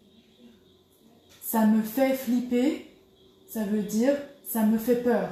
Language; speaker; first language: French; native; French